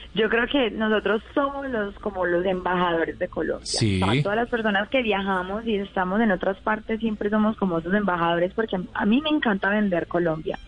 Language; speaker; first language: Spanish; native; Spanish